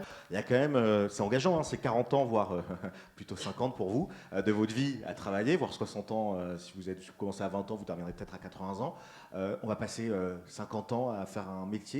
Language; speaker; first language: French; native; French